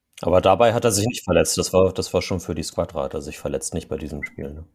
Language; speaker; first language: German; native; German